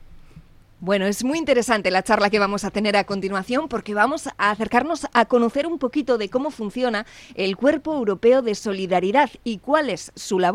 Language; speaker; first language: Spanish; native; Spanish